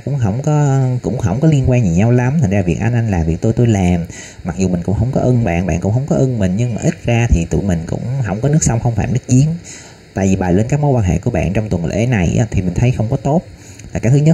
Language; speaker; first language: Vietnamese; native; Vietnamese